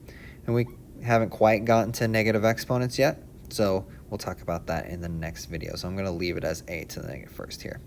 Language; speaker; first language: English; native; English